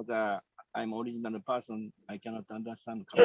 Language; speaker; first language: English; non-native, learner; Japanese